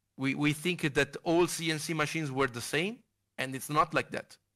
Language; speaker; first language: English; non-native, fluent; Italian